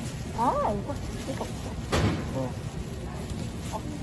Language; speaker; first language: Korean; non-native, learner; Filipino